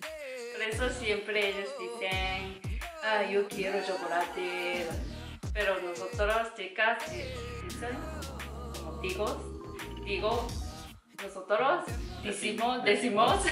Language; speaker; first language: Spanish; non-native, learner; Japanese